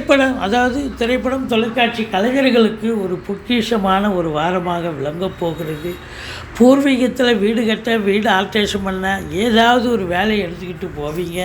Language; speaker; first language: Tamil; native; Tamil